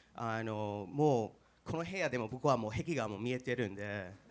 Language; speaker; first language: Japanese; non-native, fluent; English